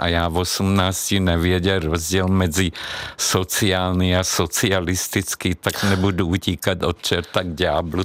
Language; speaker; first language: Czech; non-native, fluent; Hungarian